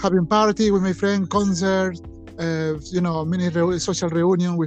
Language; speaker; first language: English; non-native, learner; Spanish